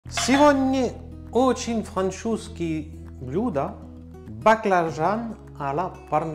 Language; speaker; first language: Russian; non-native, learner; French